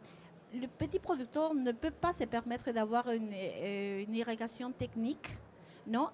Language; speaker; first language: French; non-native, fluent; Spanish